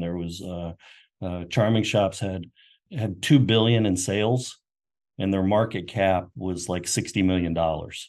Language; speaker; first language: English; native; English